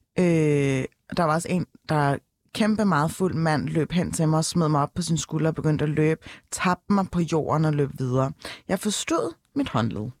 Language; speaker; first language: Danish; early bilingual, other home language; Turkish